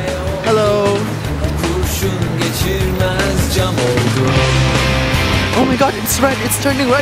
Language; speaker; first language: English; non-native, local second language; Filipino